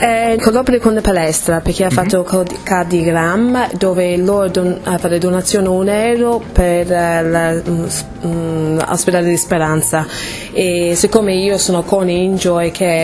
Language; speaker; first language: Italian; non-native, fluent; English